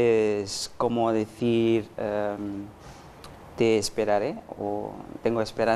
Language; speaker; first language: Spanish; non-native, fluent; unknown